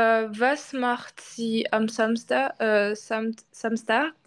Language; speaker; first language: German; non-native, learner; French